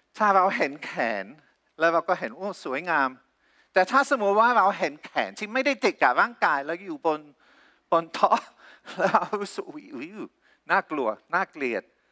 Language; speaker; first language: Thai; non-native, fluent; English